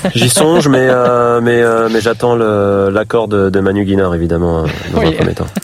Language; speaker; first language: French; native; French